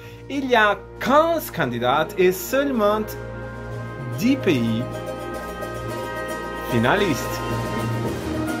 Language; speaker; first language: French; non-native, learner; Portuguese